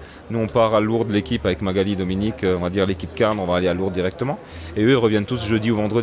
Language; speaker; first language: French; native; French